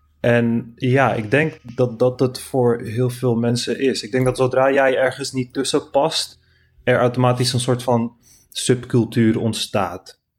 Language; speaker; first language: Dutch; non-native, fluent; Turkish